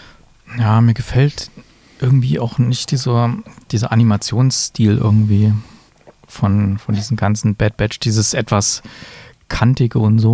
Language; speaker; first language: German; native; German